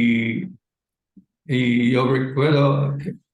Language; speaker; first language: Spanish; non-native, fluent; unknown